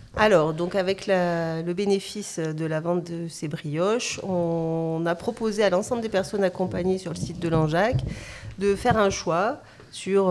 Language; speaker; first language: French; native; French